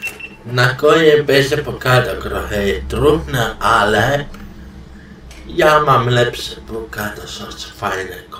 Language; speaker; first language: Polish; non-native, learner; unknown